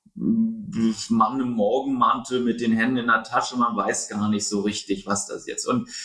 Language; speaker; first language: German; native; German